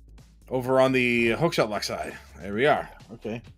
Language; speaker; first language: English; native; English